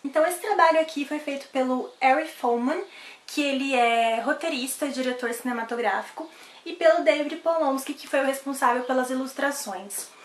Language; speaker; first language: Portuguese; native; Portuguese